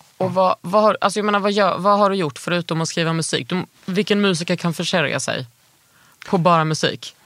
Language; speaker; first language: Swedish; native; Swedish